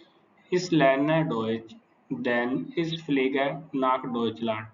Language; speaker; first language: German; non-native, learner; Hindi